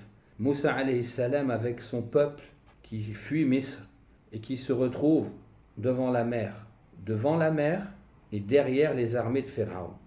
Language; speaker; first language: French; native; French